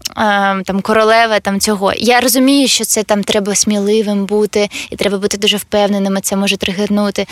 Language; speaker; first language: Ukrainian; non-native, local second language; Russian